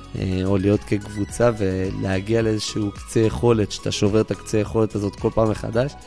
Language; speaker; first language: Hebrew; early bilingual, other home language; English